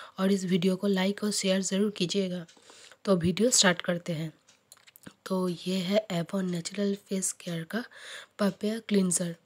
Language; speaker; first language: Hindi; non-native, local second language; Bangla